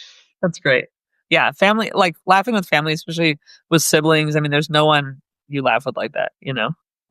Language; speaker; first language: English; native; English